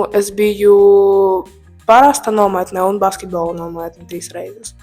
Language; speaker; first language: Latvian; non-native, local second language; Russian